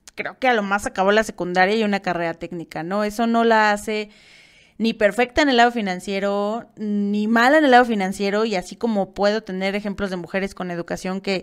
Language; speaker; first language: Spanish; native; Spanish